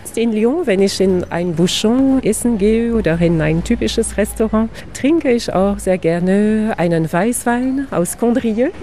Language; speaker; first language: German; non-native, fluent; French